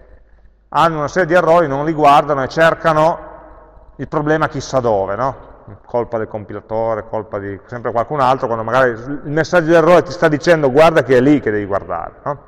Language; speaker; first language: Italian; native; Italian